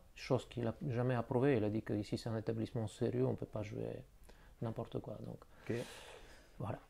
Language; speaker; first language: French; non-native, fluent; Bulgarian